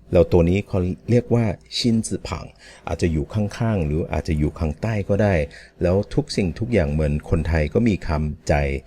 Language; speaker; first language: Thai; non-native, fluent; English